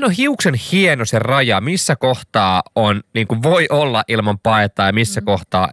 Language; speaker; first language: Finnish; native; Finnish